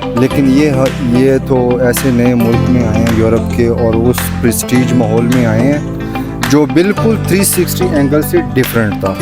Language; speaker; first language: Urdu; non-native, local second language; Pashto